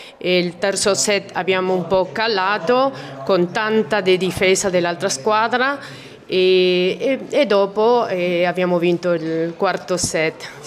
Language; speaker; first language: Italian; non-native, fluent; Spanish